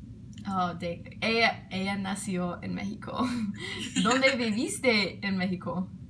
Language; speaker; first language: Spanish; non-native, learner; English